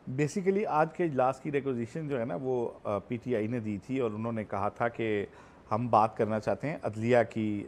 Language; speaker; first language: Urdu; native; Urdu